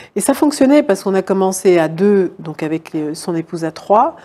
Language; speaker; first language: French; native; French